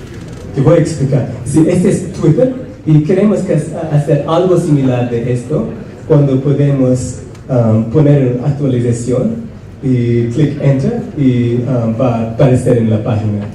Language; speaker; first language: Spanish; non-native, fluent; English